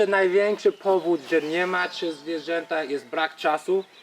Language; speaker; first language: Polish; non-native, learner; English